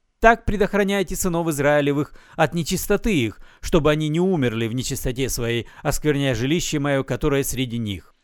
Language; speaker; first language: Russian; native; Russian